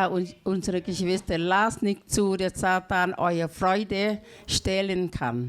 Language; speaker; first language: German; non-native, learner; Thai